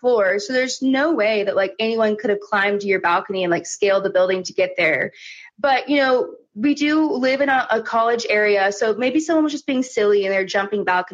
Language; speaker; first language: English; native; English